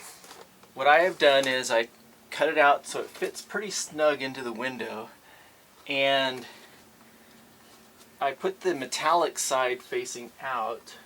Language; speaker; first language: English; native; English